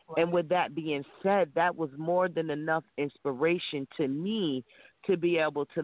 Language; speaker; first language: English; native; English